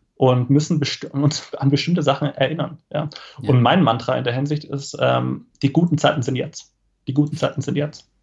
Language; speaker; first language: German; native; German